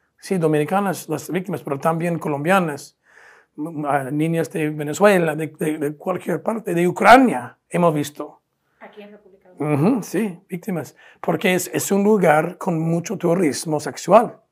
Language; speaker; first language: Spanish; non-native, fluent; English